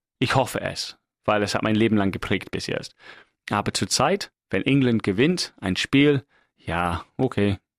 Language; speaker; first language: German; non-native, fluent; English